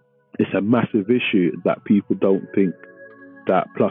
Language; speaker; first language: English; native; English